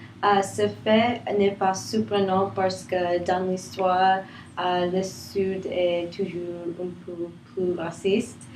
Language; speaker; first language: French; non-native, learner; English